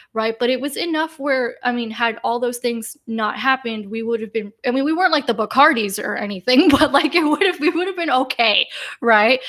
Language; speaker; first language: English; native; English